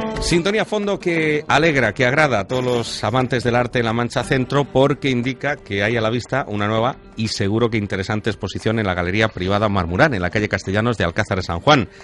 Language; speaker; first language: Spanish; native; Spanish